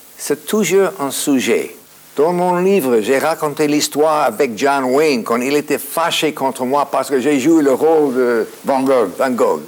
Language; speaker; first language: French; non-native, fluent; English